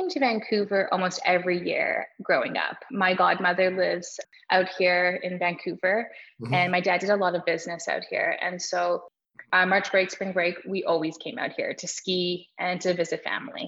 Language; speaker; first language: English; native; English